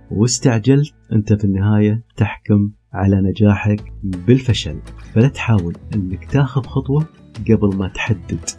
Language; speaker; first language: Arabic; native; Arabic